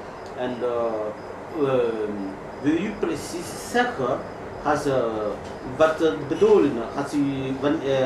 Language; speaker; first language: Dutch; non-native, learner; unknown